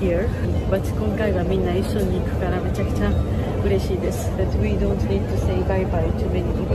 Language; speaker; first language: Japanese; non-native, fluent; Georgian